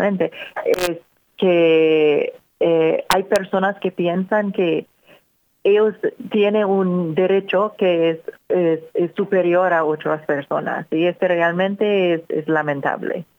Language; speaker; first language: Spanish; non-native, fluent; English